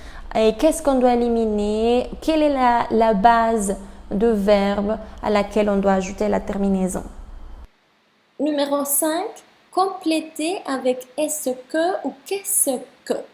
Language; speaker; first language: French; non-native, fluent; Spanish